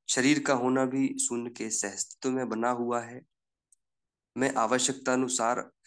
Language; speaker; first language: Hindi; native; Hindi